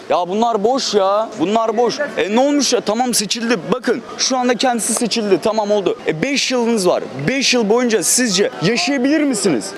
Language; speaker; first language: Turkish; native; Turkish